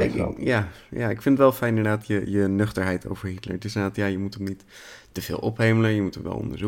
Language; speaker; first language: Dutch; native; Dutch